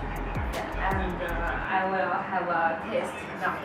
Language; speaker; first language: English; non-native, learner; Chinese